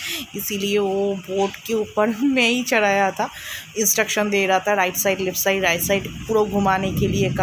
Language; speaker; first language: Hindi; non-native, local second language; Bangla